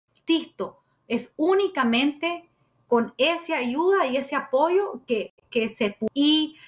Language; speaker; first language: Spanish; native; Spanish